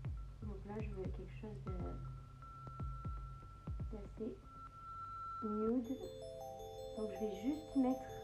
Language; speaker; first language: French; native; French